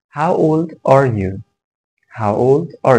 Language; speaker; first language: English; non-native, fluent; Persian